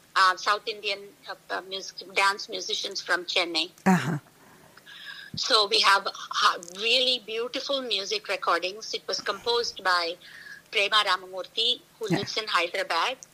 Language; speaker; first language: English; non-native, local second language; Tamil